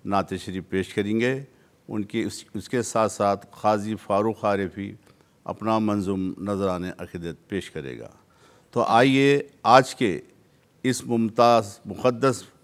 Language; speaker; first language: Hindi; non-native, local second language; Urdu